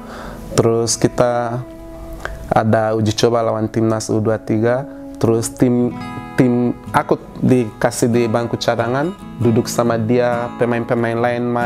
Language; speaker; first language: Indonesian; non-native, fluent; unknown